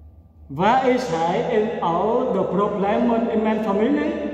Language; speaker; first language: Dutch; non-native, fluent; Vietnamese